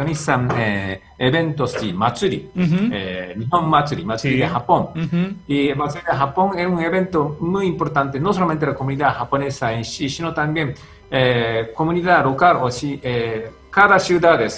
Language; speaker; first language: Spanish; non-native, fluent; Japanese